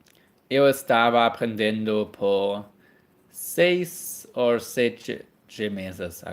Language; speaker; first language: Portuguese; non-native, learner; German